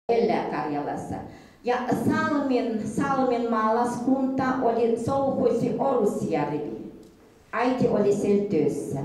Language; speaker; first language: Finnish; early bilingual, heritage; Finnish